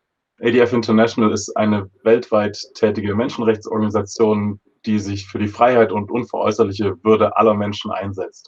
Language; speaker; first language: German; native; German